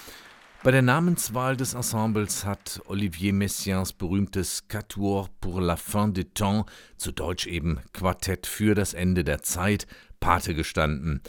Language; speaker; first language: German; native; German